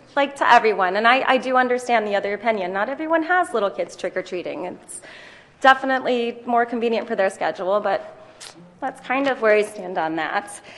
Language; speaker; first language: English; native; English